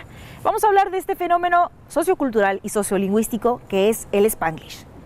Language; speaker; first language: Spanish; native; Spanish